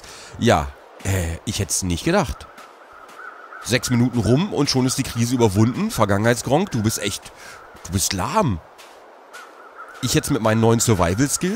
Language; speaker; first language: German; native; German